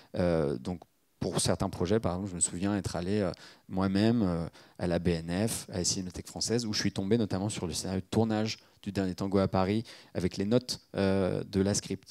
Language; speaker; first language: French; native; French